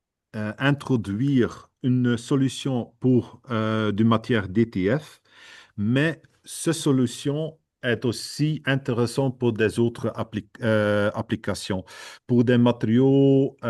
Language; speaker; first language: French; non-native, fluent; Dutch